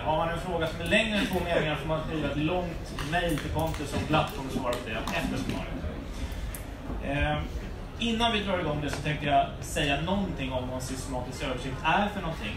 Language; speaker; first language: Swedish; native; Swedish